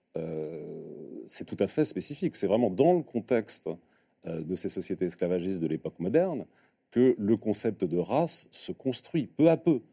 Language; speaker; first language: French; native; French